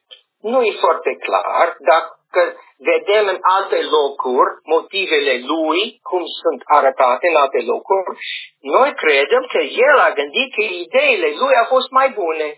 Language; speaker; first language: Romanian; non-native, learner; English